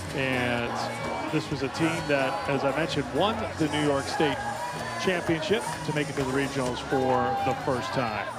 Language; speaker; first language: English; native; English